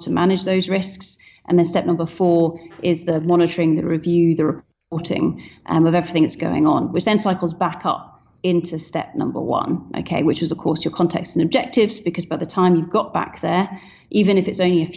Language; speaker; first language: English; native; English